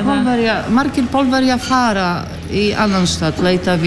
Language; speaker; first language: Icelandic; non-native, learner; Polish